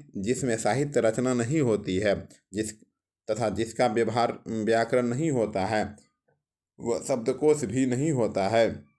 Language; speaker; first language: Hindi; native; Hindi